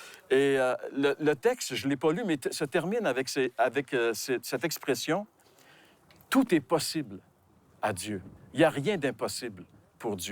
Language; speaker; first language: French; native; French